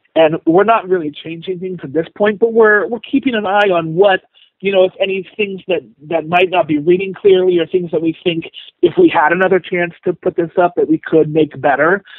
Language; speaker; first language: English; native; English